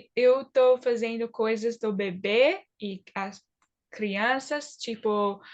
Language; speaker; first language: Portuguese; early bilingual, other home language; English